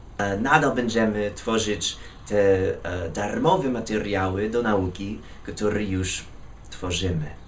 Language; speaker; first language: Polish; non-native, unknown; English